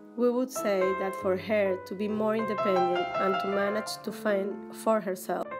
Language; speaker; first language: English; non-native, learner; Spanish